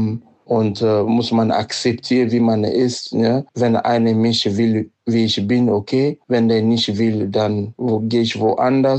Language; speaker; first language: German; non-native, fluent; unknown